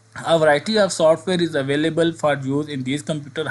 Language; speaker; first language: English; non-native, local second language; Urdu